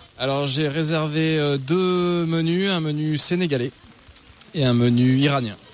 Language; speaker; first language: French; native; French